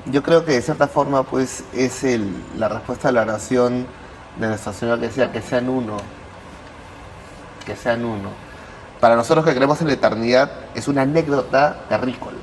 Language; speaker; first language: Spanish; native; Spanish